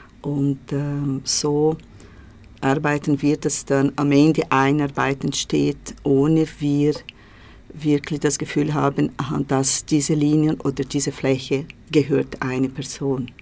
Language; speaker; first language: German; non-native, learner; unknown